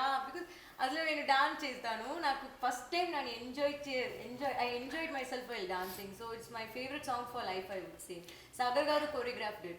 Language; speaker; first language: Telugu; non-native, learner; Tamil